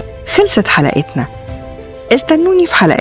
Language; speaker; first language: Arabic; native; Arabic